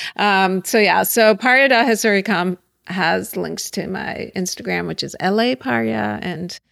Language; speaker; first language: English; native; English